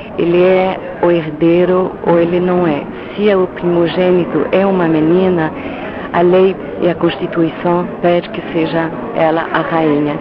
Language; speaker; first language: Portuguese; non-native, fluent; French